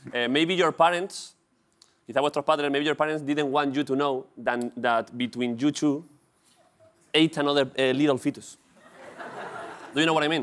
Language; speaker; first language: English; non-native, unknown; Spanish